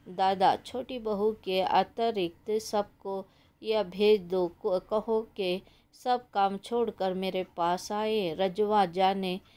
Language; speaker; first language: Hindi; non-native, local second language; Kannada